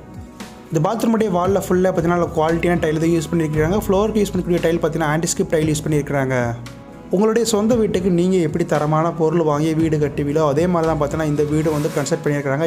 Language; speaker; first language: Tamil; native; Tamil